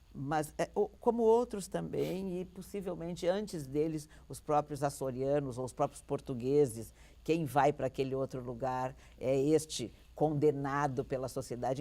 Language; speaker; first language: Portuguese; native; Portuguese